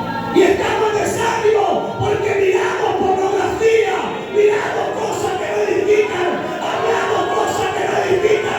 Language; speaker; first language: Spanish; native; Spanish